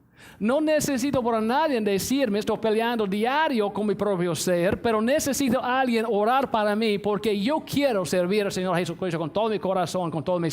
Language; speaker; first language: Spanish; non-native, fluent; English